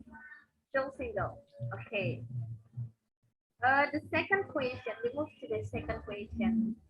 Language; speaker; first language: English; non-native, fluent; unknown